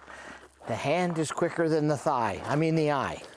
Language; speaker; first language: English; native; English